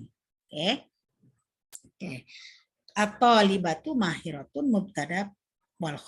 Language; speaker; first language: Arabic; non-native, fluent; Indonesian